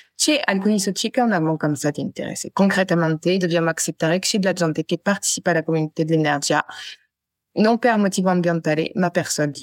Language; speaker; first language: French; native; French